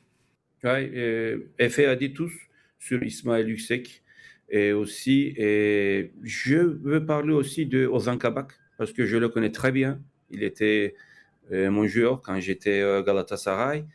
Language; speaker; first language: French; non-native, fluent; Turkish